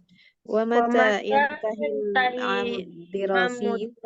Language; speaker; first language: Arabic; non-native, learner; Indonesian